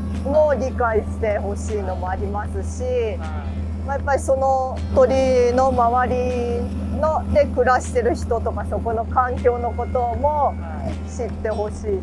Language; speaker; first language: Japanese; native; Japanese